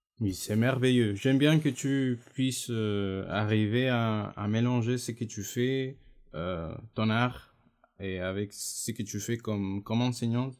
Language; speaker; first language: French; non-native, fluent; Spanish